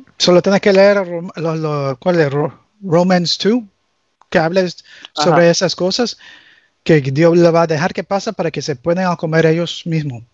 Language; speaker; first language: Spanish; early bilingual, heritage; English